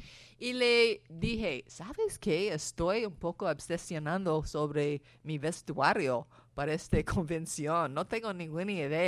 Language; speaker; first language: Spanish; non-native, fluent; English